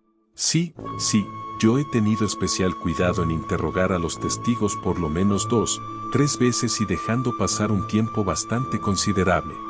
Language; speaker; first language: Spanish; native; Spanish